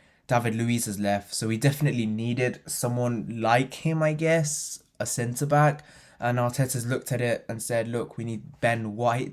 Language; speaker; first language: English; native; English